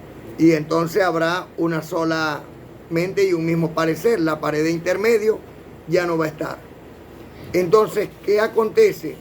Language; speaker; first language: Spanish; native; Spanish